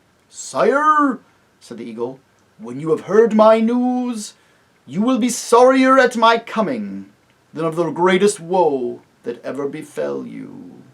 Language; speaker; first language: English; native; English